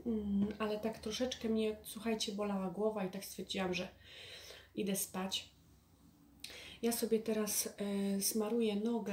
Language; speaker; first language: Polish; native; Polish